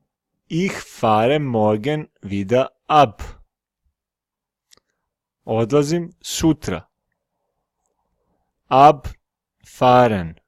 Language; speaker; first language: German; non-native, fluent; Serbian